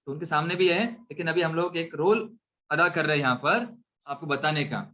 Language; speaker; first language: Hindi; non-native, local second language; Marathi